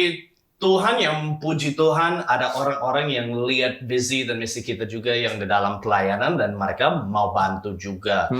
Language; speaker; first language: Indonesian; non-native, fluent; English